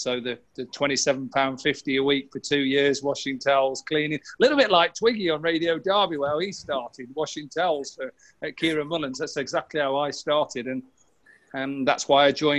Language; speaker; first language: English; native; English